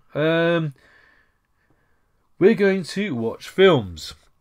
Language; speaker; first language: English; native; English